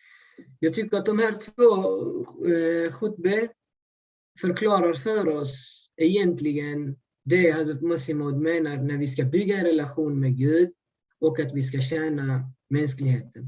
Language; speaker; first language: Swedish; early bilingual, other home language; Urdu